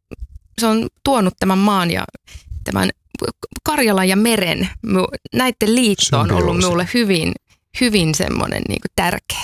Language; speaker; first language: Finnish; native; Finnish